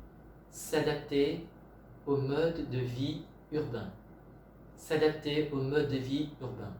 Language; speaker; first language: French; non-native, fluent; Vietnamese